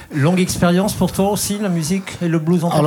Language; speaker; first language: French; native; French